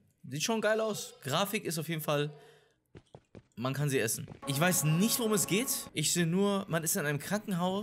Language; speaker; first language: German; native; German